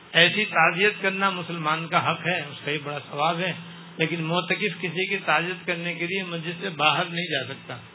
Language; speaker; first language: Urdu; native; Urdu